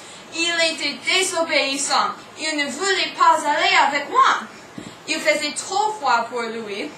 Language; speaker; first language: French; non-native, learner; English